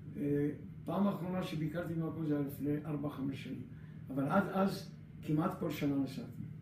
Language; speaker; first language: Hebrew; early bilingual, other home language; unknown